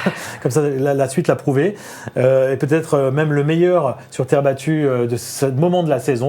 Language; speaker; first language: French; native; French